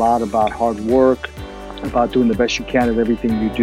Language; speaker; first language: English; early bilingual, other home language; Spanish